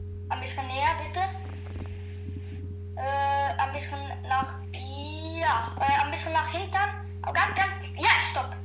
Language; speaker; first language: German; non-native, fluent; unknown